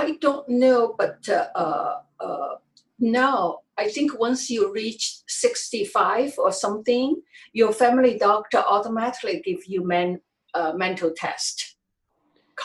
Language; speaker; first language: English; non-native, fluent; Chinese